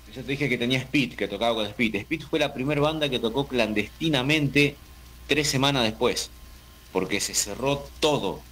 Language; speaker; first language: Spanish; native; Spanish